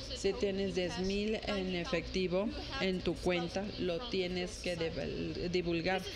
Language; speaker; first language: Spanish; non-native, fluent; Ukrainian